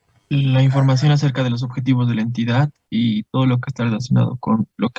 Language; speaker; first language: Spanish; native; Spanish